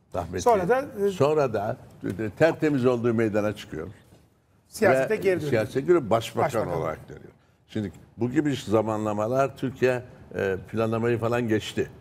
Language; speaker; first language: Turkish; native; Turkish